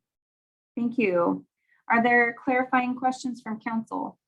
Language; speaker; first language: English; native; English